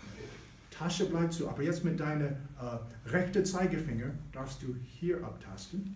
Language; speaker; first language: German; non-native, fluent; English